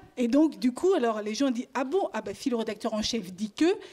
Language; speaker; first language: French; native; French